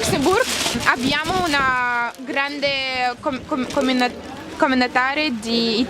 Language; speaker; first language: Italian; non-native, learner; Russian